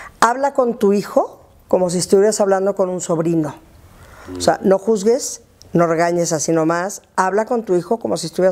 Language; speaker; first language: Spanish; native; Spanish